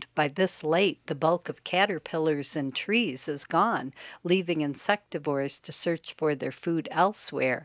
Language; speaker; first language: English; native; English